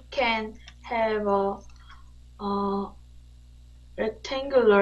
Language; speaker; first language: English; non-native, learner; Korean